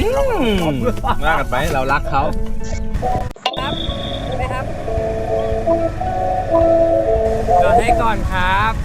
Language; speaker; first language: Thai; native; Thai